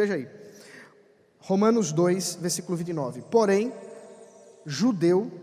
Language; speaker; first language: Portuguese; native; Portuguese